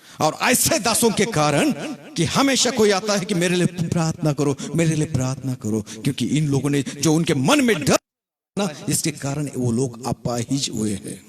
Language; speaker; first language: Hindi; non-native, local second language; Marathi